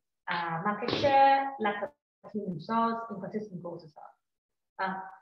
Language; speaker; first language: English; non-native, fluent; Vietnamese